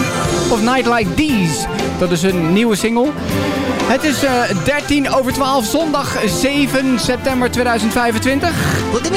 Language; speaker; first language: Dutch; native; Dutch